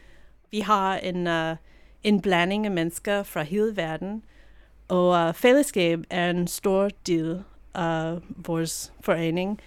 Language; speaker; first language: Danish; non-native, fluent; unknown